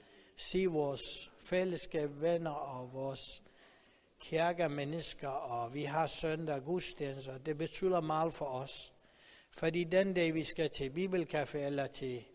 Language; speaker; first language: Danish; non-native, learner; Persian